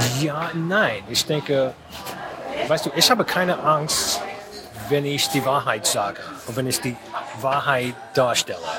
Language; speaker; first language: German; non-native, fluent; English